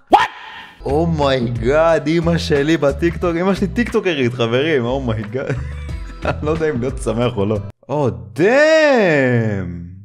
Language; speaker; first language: Hebrew; native; Hebrew